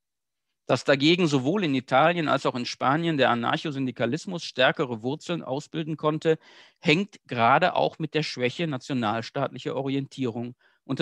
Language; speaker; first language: German; native; German